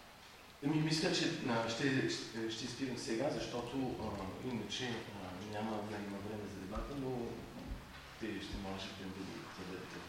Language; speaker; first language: Bulgarian; non-native, fluent; French